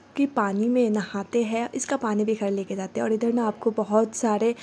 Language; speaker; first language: Hindi; non-native, local second language; Assamese